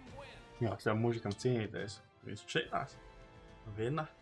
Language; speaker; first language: Latvian; native; Latvian